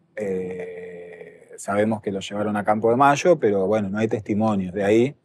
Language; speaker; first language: Spanish; native; Spanish